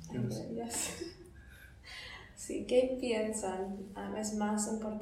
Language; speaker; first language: Spanish; non-native, learner; English